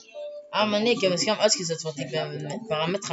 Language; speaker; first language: Dutch; non-native, local second language; French